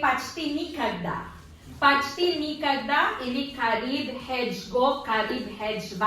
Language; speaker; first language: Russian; non-native, learner; Filipino